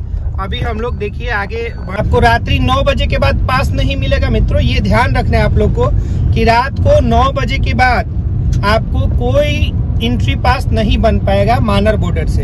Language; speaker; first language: Hindi; native; Hindi